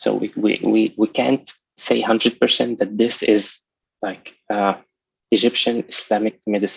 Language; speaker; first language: English; non-native, local second language; Arabic